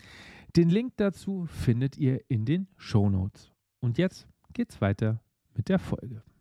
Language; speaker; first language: German; native; German